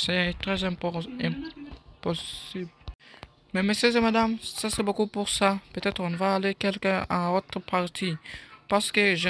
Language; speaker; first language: French; non-native, learner; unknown